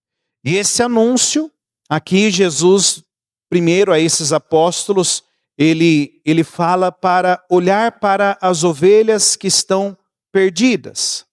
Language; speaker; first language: Portuguese; native; Portuguese